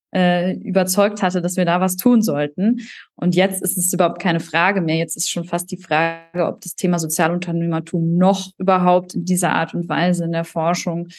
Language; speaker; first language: German; native; German